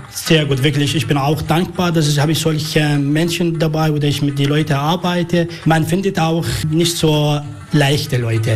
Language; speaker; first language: German; non-native, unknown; Arabic